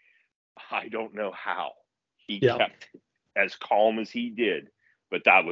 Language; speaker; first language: English; native; English